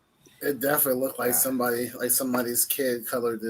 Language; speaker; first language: English; native; English